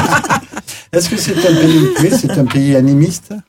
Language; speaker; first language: French; native; French